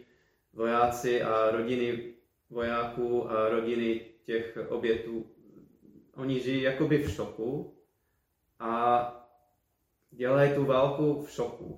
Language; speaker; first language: Czech; non-native, fluent; English